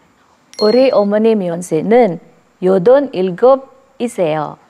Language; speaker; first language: Korean; non-native, learner; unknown